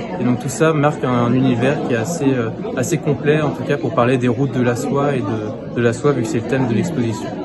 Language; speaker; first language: French; native; French